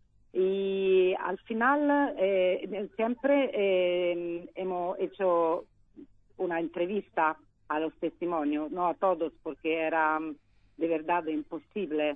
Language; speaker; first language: Spanish; non-native, learner; Italian